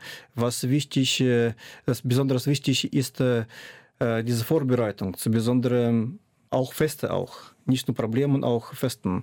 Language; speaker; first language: German; non-native, fluent; Russian